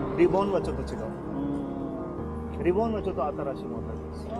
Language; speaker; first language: Japanese; non-native, learner; Hindi